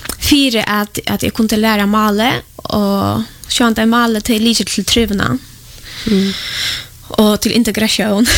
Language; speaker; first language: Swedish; non-native, fluent; Polish